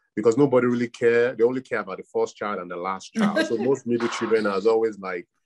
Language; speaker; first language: English; non-native, local second language; Yoruba